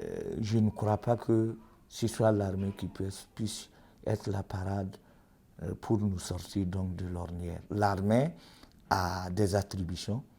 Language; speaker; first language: French; native; French